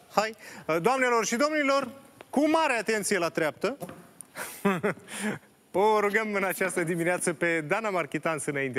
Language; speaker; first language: Romanian; native; Romanian